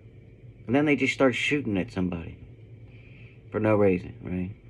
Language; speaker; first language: English; native; English